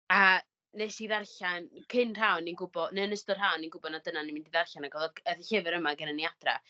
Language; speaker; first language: Welsh; native; Welsh